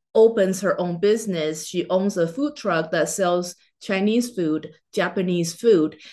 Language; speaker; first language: English; non-native, fluent; Chinese